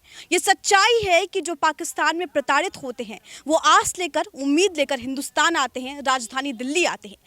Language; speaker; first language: Hindi; native; Hindi